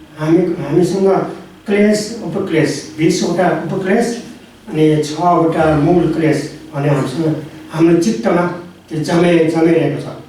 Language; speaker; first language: Nepali; non-native, local second language; Newari